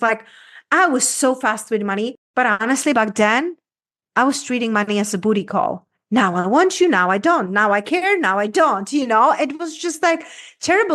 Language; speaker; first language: English; non-native, fluent; Czech